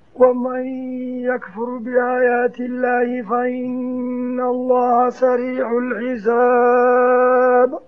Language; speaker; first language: Arabic; non-native, local second language; Somali